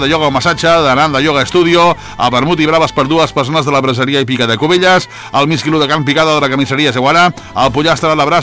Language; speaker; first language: Catalan; native; Catalan